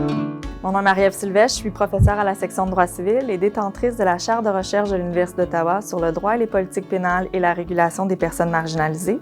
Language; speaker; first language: French; native; French